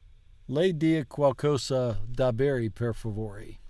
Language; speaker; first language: Italian; non-native, learner; English